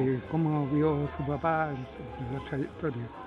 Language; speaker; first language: Spanish; native; Spanish